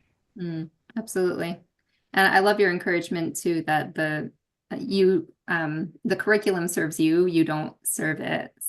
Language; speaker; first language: English; native; English